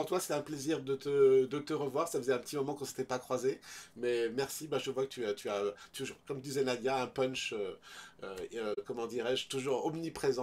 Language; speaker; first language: French; native; French